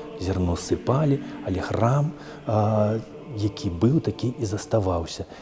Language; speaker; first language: Belarusian; native; Belarusian